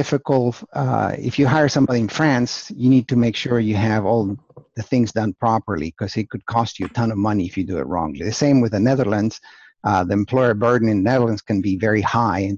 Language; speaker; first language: English; non-native, fluent; Spanish